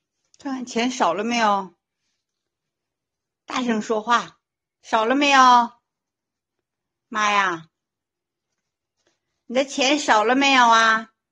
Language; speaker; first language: Chinese; native; Chinese